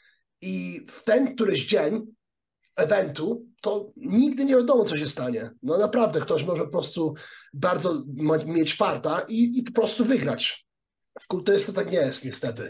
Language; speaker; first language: Polish; early bilingual, heritage; Polish